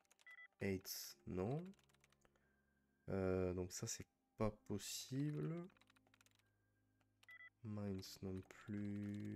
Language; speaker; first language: French; native; French